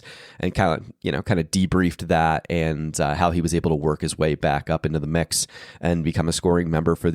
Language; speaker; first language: English; native; English